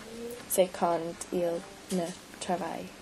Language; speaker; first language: French; non-native, learner; English